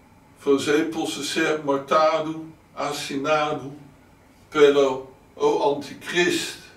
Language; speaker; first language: Portuguese; non-native, learner; Dutch